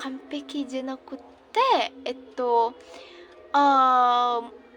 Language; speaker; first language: Japanese; non-native, learner; Indonesian